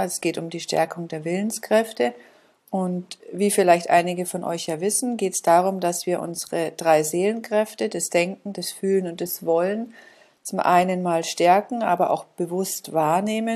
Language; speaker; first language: German; native; German